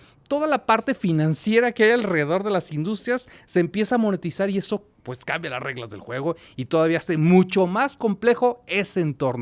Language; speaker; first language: Spanish; native; Spanish